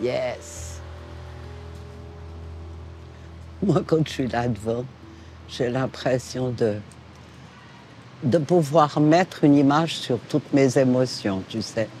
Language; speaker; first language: French; native; French